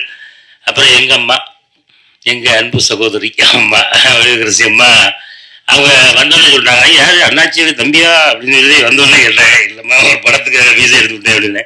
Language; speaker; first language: Tamil; native; Tamil